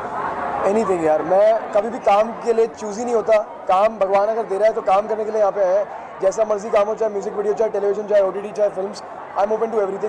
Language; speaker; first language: Hindi; native; Hindi